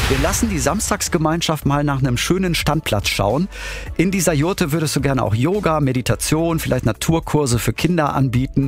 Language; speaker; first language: German; native; German